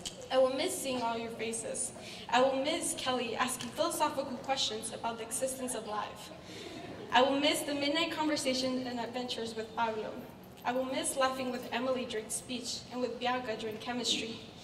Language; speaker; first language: English; early bilingual, other home language; Spanish